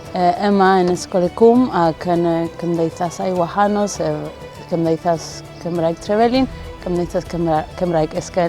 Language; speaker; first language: Welsh; non-native, local second language; Spanish